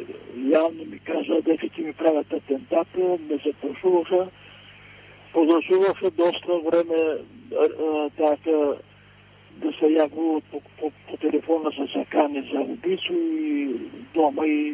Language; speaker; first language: Bulgarian; non-native, local second language; Macedonian